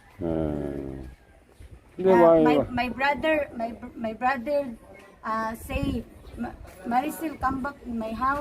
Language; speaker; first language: English; non-native, local second language; Cebuano